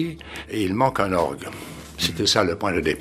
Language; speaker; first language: French; native; French